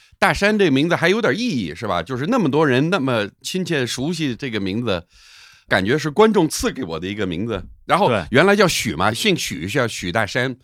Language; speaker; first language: Chinese; non-native, fluent; English